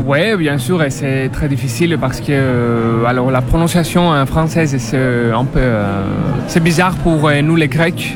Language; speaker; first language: French; non-native, learner; Greek